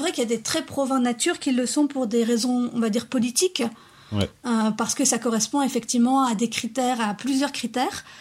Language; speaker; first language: French; native; French